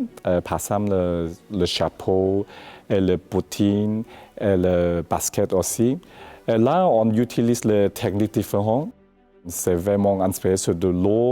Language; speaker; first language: French; non-native, learner; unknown